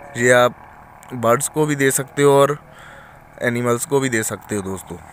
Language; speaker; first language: Hindi; native; Hindi